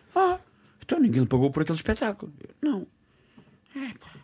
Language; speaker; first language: Portuguese; native; Portuguese